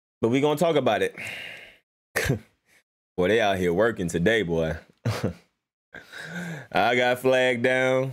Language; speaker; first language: English; native; English